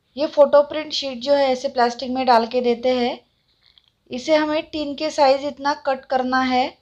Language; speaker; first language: Hindi; non-native, local second language; Marathi